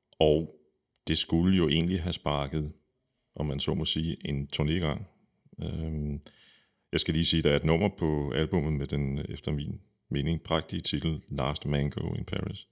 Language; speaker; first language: Danish; native; Danish